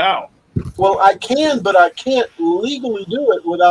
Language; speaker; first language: English; native; English